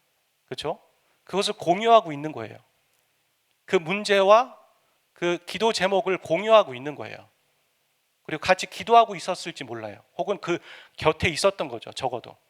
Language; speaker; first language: Korean; native; Korean